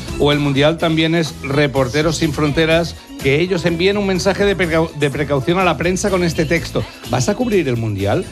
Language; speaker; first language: Spanish; native; Spanish